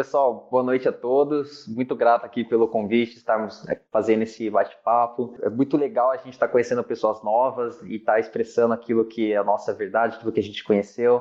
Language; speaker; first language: Portuguese; native; Portuguese